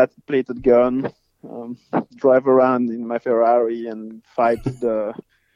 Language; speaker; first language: English; non-native, fluent; French